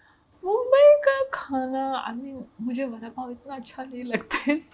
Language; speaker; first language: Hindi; non-native, local second language; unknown